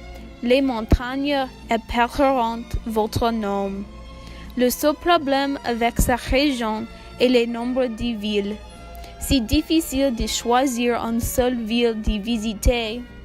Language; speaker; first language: French; non-native, learner; English